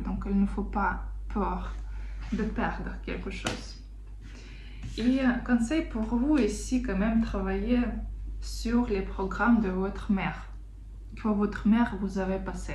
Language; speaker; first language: French; non-native, fluent; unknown